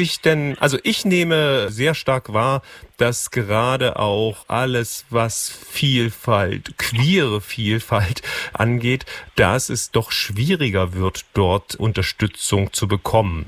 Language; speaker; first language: German; native; German